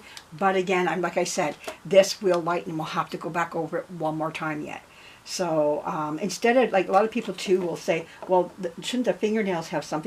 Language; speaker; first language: English; native; English